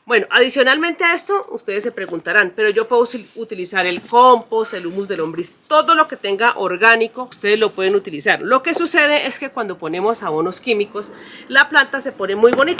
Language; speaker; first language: Spanish; native; Spanish